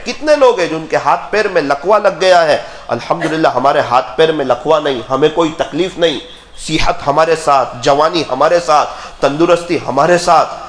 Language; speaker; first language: Urdu; non-native, local second language; Gujarati